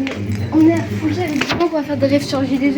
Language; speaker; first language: French; native; French